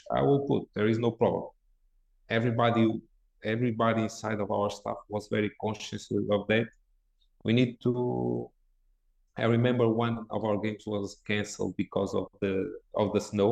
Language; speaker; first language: English; non-native, fluent; Portuguese